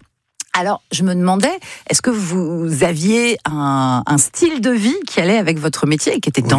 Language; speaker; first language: French; native; French